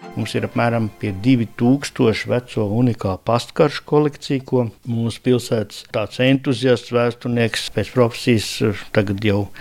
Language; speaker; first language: Latvian; native; Latvian